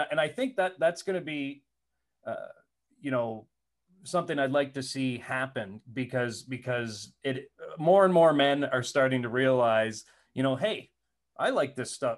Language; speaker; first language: English; native; English